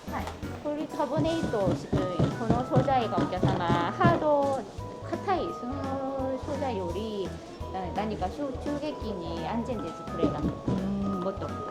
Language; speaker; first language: Japanese; non-native, learner; Korean